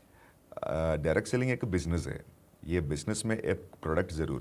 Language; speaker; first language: Hindi; non-native, local second language; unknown